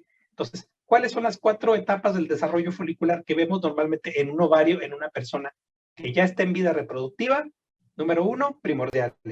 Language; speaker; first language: Spanish; native; Spanish